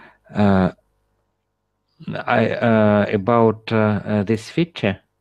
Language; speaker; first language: English; non-native, learner; Russian